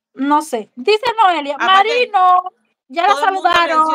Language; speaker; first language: Spanish; native; Spanish